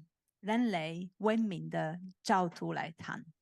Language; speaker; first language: Chinese; non-native, fluent; Italian